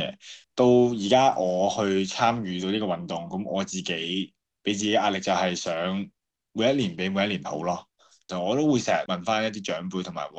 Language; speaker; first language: Cantonese; native; Cantonese